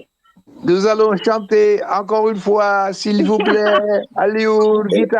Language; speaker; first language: French; non-native, fluent; Dutch